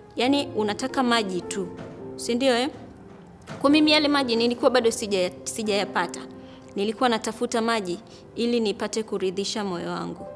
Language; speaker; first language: Swahili; native; Swahili